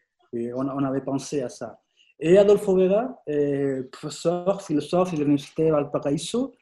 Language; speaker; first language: French; non-native, fluent; Spanish